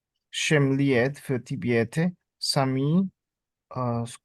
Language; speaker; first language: Russian; non-native, learner; Indonesian